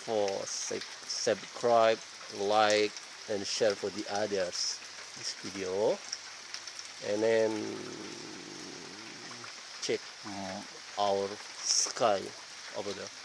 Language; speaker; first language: English; non-native, learner; Indonesian